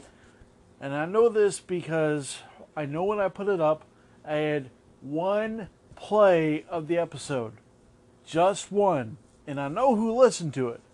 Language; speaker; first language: English; native; English